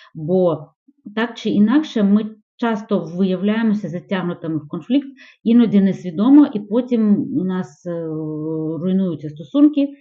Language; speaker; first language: Ukrainian; non-native, local second language; Russian